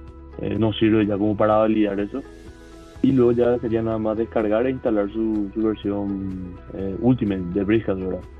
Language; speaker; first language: Spanish; native; Spanish